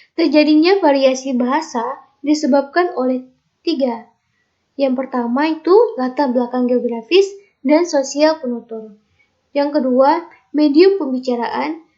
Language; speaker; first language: Indonesian; native; Indonesian